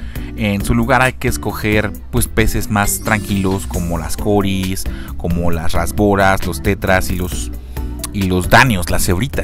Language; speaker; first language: Spanish; native; Spanish